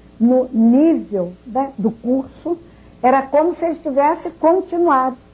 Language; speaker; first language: Portuguese; native; Portuguese